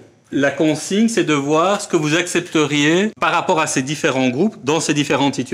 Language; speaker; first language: French; native; French